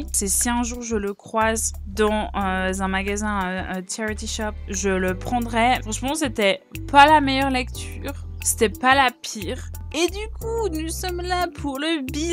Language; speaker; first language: French; native; French